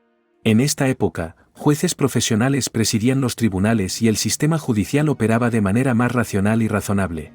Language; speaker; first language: Spanish; native; Spanish